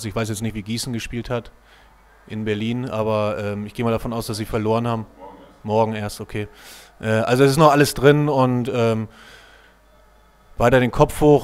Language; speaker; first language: German; native; German